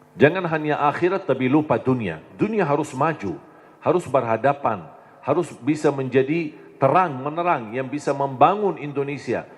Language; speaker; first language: Indonesian; non-native, fluent; Arabic